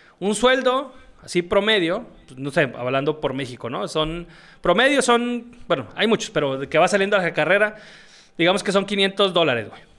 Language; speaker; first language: Spanish; native; Spanish